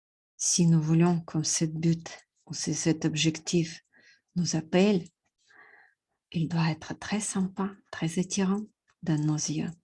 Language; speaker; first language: French; non-native, fluent; Russian